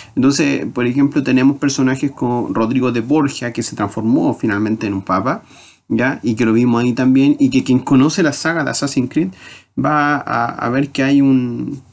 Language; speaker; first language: Spanish; native; Spanish